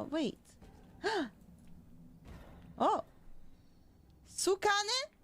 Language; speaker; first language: English; non-native, fluent; Italian